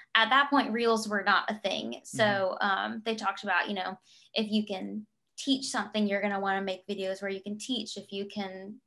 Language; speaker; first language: English; native; English